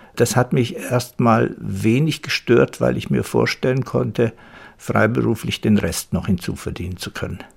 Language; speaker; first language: German; native; German